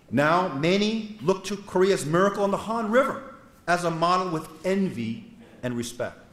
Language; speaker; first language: English; non-native, fluent; Korean